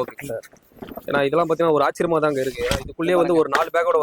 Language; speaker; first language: Tamil; native; Tamil